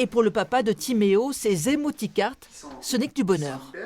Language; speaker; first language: French; native; French